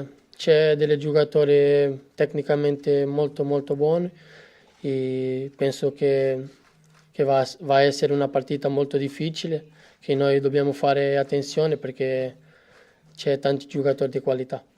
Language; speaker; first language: Italian; non-native, fluent; Portuguese